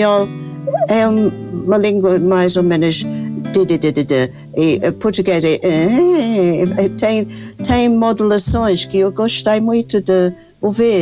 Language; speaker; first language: Portuguese; non-native, fluent; English